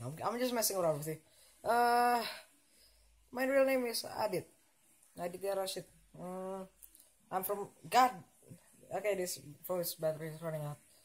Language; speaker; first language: English; non-native, local second language; Indonesian